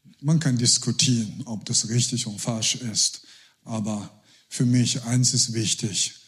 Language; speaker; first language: German; non-native, learner; Chinese